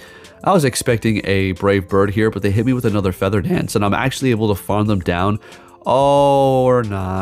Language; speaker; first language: English; native; English